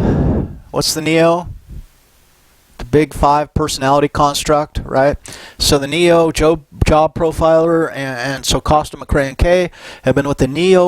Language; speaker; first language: English; native; English